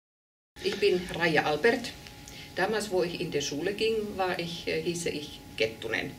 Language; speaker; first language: German; non-native, fluent; Finnish